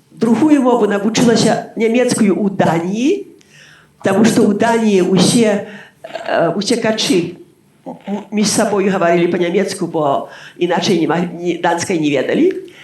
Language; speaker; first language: Belarusian; native; Belarusian